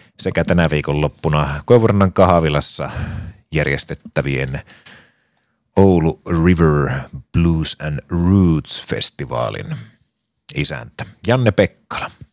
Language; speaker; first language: Finnish; native; Finnish